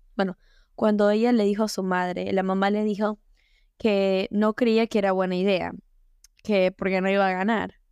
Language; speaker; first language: Spanish; early bilingual, heritage; Spanish